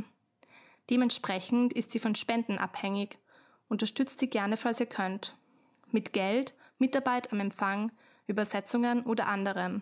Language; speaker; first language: German; native; German